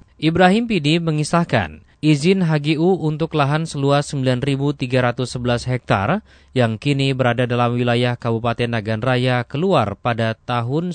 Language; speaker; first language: Indonesian; native; Indonesian